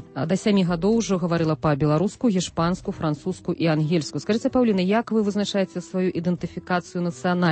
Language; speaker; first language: Belarusian; native; Belarusian